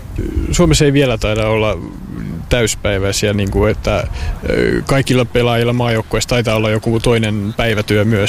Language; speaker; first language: Finnish; native; Finnish